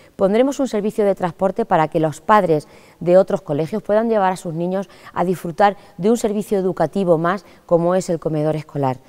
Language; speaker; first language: Spanish; native; Spanish